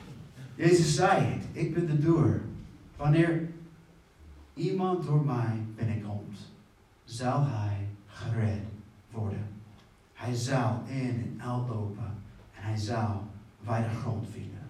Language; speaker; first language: Dutch; non-native, fluent; English